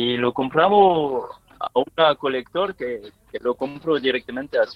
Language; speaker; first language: Spanish; non-native, learner; French